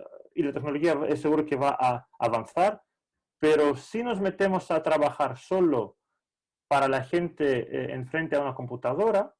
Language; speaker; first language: Spanish; non-native, fluent; Greek